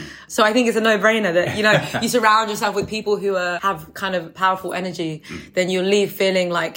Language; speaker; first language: English; native; English